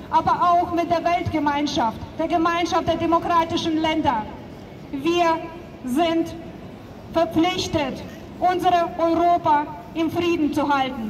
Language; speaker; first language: German; non-native, fluent; Ukrainian